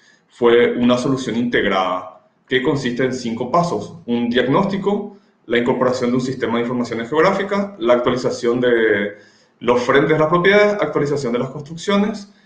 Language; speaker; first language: Spanish; native; Spanish